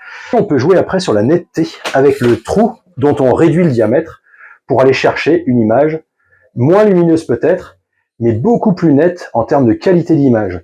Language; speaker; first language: French; native; French